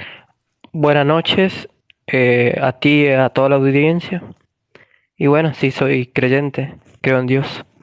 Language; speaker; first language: Spanish; native; Spanish